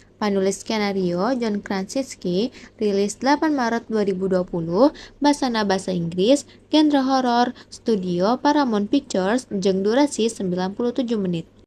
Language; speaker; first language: Sundanese; non-native, local second language; Indonesian